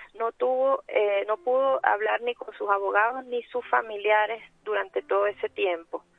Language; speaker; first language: Spanish; native; Spanish